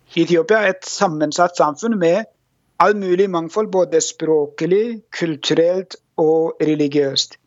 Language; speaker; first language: Norwegian; non-native, fluent; Oromo